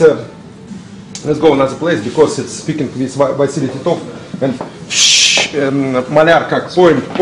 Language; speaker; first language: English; non-native, learner; Russian